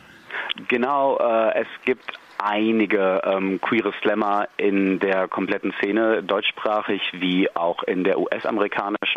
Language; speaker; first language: German; native; German